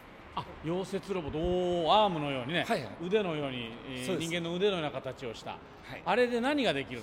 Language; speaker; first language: Japanese; native; Japanese